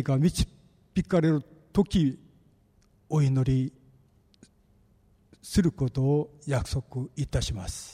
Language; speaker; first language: Japanese; non-native, fluent; Korean